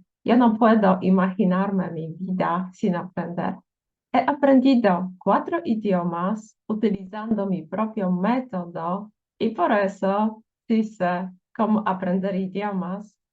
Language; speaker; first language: Spanish; non-native, fluent; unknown